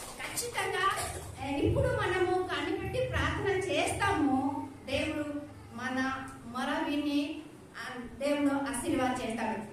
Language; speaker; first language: Telugu; non-native, learner; Odia